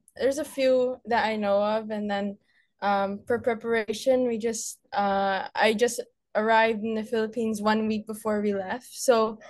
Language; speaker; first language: English; native; English